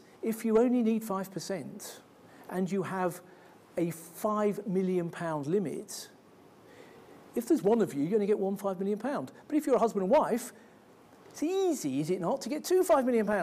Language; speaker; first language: English; native; English